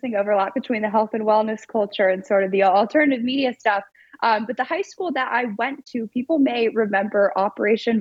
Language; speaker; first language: English; native; English